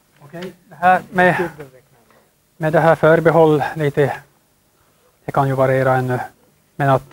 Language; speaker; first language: Swedish; native; Swedish